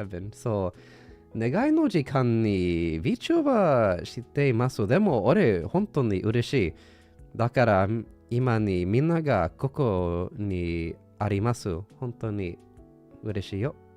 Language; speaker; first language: Japanese; non-native, learner; English